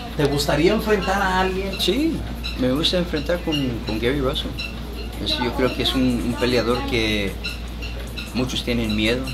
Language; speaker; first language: Spanish; early bilingual, heritage; Spanish